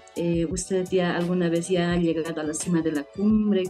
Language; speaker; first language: Spanish; native; Spanish